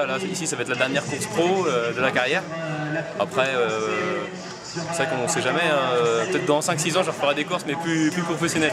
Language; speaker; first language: French; native; French